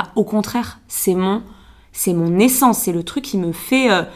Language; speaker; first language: French; native; French